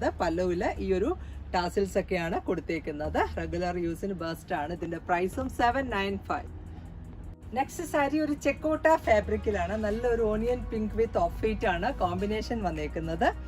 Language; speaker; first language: Malayalam; native; Malayalam